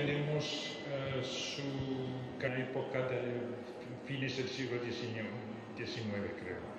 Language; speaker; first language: Spanish; non-native, fluent; French